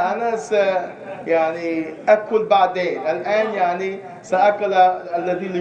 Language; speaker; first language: Arabic; non-native, learner; English